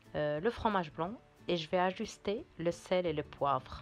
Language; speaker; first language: French; non-native, local second language; Arabic